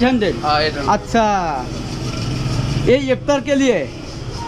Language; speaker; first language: Hindi; non-native, learner; Bangla